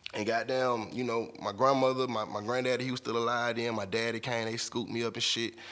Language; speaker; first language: English; native; English